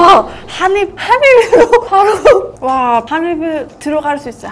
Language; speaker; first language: Korean; non-native, fluent; Persian